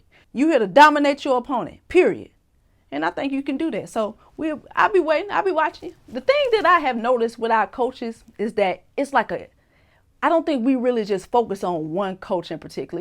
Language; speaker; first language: English; native; English